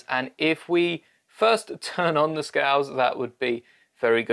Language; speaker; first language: English; native; English